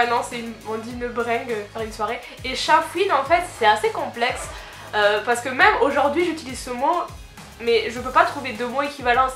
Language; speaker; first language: French; native; French